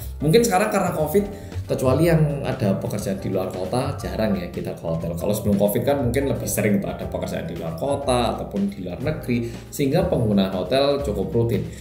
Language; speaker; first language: Indonesian; non-native, fluent; Korean